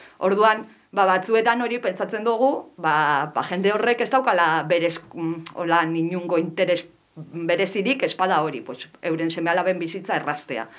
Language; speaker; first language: Basque; non-native, local second language; Spanish